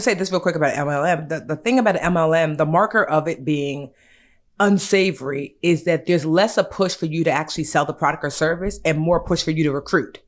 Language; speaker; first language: English; native; English